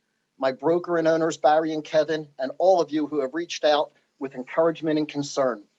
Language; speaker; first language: English; native; English